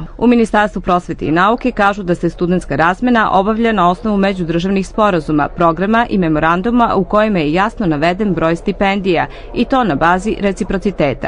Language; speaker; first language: Serbian; native; Serbian